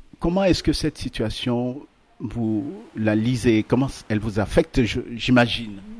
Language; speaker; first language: French; native; French